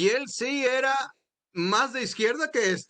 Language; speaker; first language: Spanish; native; Spanish